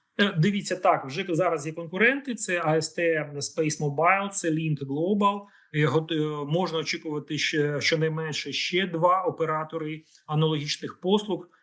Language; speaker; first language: Ukrainian; native; Ukrainian